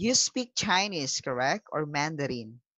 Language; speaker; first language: English; non-native, local second language; Filipino